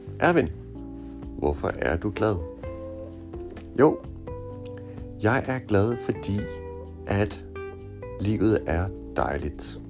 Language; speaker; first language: Danish; non-native, fluent; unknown